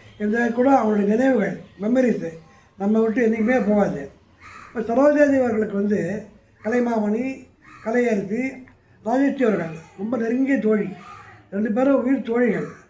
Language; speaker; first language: Tamil; native; Tamil